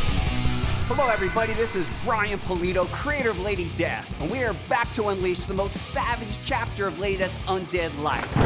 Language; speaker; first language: English; native; English